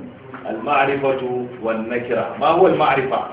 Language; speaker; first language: Arabic; non-native, fluent; Hausa